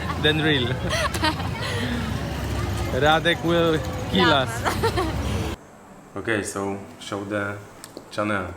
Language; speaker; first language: English; non-native, fluent; Polish